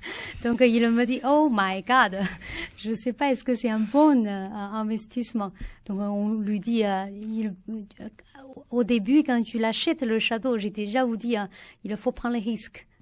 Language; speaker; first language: French; non-native, learner; Chinese